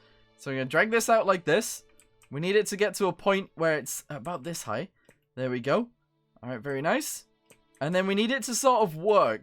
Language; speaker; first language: English; native; English